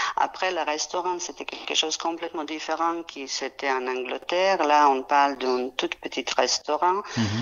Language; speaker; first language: French; non-native, fluent; Serbian